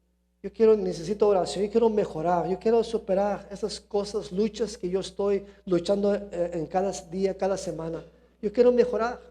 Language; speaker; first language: Spanish; early bilingual, heritage; Spanish